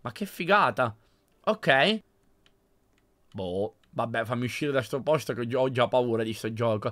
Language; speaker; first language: Italian; native; Italian